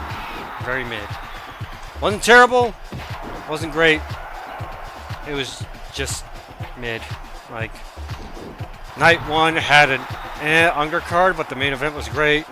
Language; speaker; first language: English; native; English